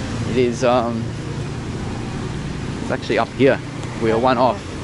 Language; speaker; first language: English; native; English